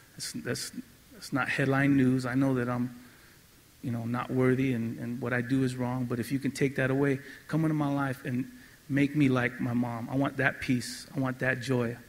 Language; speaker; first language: English; native; English